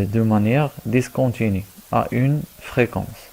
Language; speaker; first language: French; non-native, local second language; Arabic